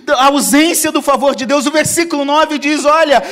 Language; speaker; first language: Portuguese; native; Portuguese